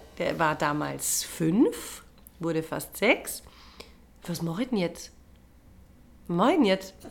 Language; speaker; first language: German; native; German